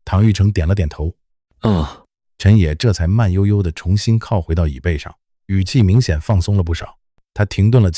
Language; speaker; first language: Chinese; native; Chinese